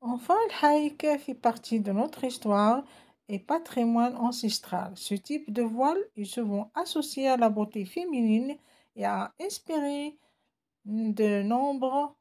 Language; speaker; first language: French; non-native, local second language; Arabic